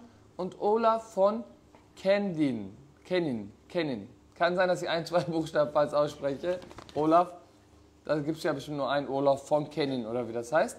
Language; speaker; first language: German; non-native, fluent; Turkish